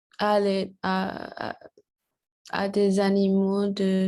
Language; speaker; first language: French; non-native, learner; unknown